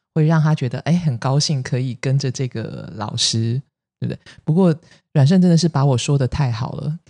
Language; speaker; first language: Chinese; native; Chinese